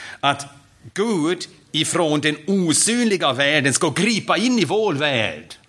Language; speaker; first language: Swedish; non-native, fluent; German